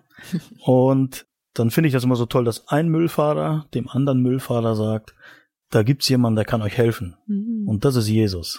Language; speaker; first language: German; native; German